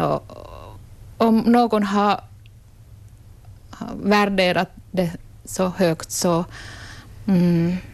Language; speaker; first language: Swedish; non-native, local second language; Finnish